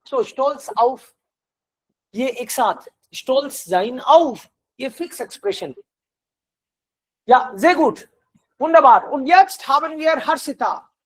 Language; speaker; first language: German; non-native, fluent; Hindi